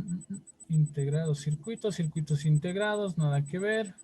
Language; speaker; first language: Spanish; native; Spanish